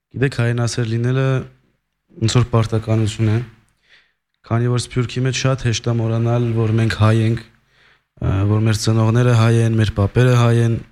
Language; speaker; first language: Armenian; early bilingual, heritage; Armenian